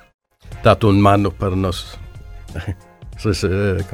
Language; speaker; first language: Italian; non-native, learner; Swedish